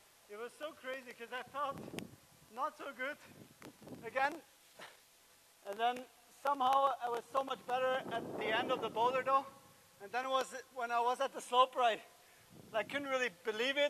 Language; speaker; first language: English; non-native, fluent; German